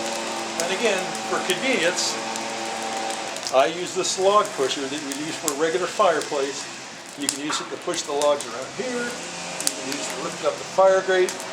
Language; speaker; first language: English; native; English